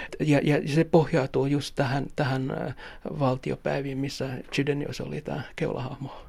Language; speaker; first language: Finnish; non-native, local second language; Swedish